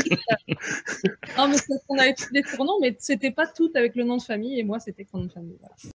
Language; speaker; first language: French; native; French